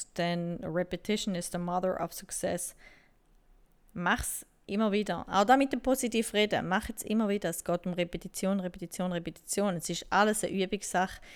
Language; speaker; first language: German; native; German